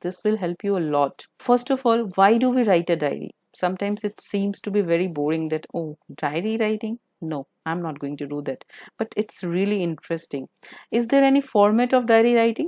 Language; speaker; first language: English; non-native, local second language; Hindi